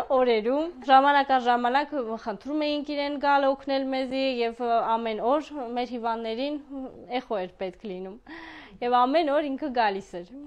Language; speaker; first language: Armenian; native; Armenian